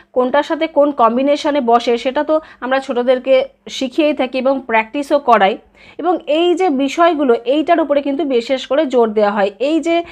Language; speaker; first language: Bangla; native; Bangla